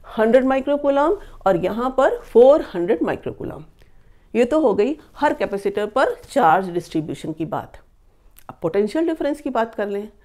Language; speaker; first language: Hindi; native; Hindi